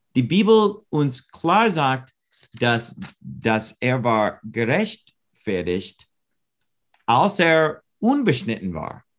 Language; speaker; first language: German; non-native, learner; English